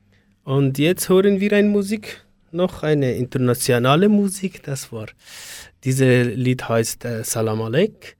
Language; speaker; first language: German; non-native, learner; Persian